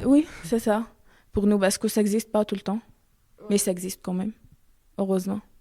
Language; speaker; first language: French; non-native, learner; Arabic